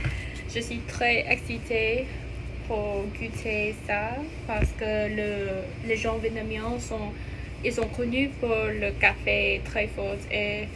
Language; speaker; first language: French; non-native, learner; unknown